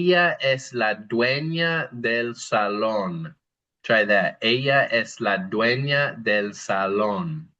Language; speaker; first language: Spanish; non-native, fluent; English